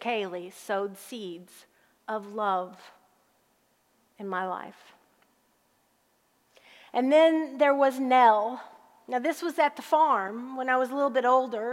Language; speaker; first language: English; native; English